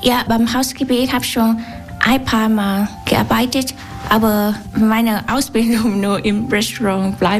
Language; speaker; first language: German; non-native, learner; Vietnamese